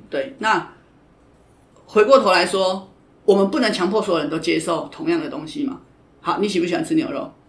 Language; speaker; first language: Chinese; native; Chinese